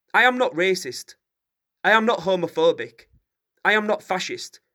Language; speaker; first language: English; native; English